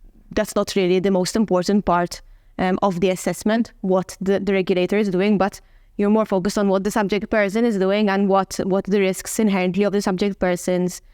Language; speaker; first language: English; non-native, local second language; Maltese